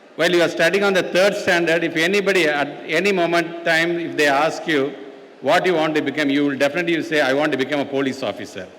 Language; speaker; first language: English; non-native, local second language; Tamil